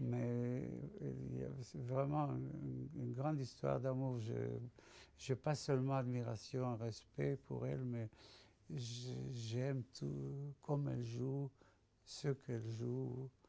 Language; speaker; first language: French; non-native, fluent; Spanish